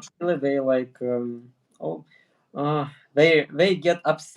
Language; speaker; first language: English; non-native, learner; Russian